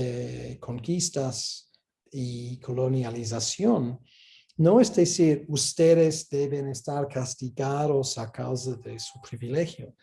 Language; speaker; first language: Spanish; non-native, fluent; English